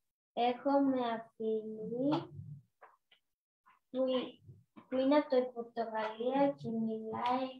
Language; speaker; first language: Greek; non-native, learner; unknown